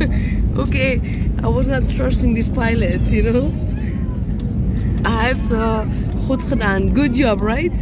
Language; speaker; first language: English; non-native, fluent; Dutch